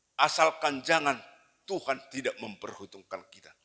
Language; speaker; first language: Indonesian; non-native, local second language; Batak Toba